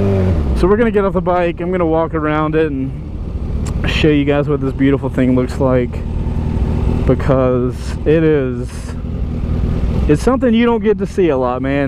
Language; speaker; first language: English; native; English